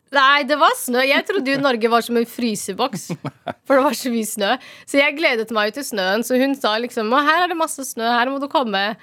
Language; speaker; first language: Norwegian; early bilingual, other home language; Somali